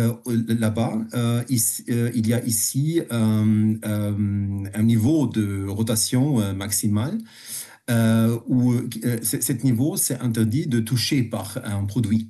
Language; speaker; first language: French; non-native, fluent; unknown